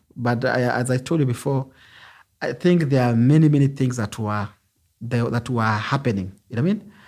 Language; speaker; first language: English; non-native, local second language; Luo (Kenya and Tanzania)